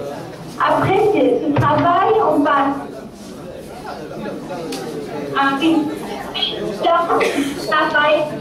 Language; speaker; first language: French; non-native, local second language; Arabic